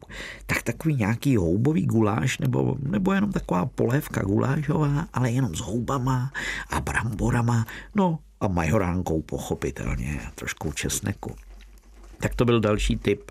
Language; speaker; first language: Czech; native; Czech